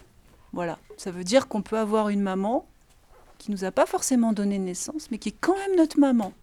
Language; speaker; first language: French; native; French